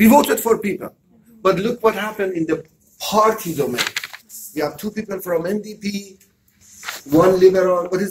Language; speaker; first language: English; non-native, fluent; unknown